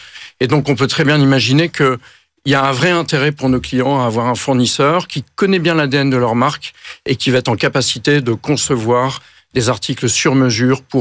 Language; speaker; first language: French; native; French